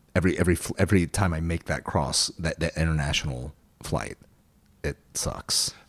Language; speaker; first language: English; early bilingual, other home language; Korean